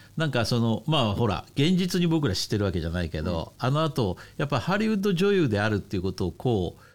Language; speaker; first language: Japanese; native; Japanese